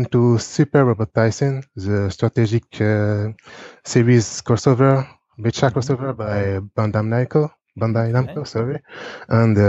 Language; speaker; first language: English; non-native, fluent; French